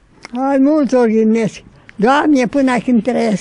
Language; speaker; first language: Romanian; non-native, local second language; Hungarian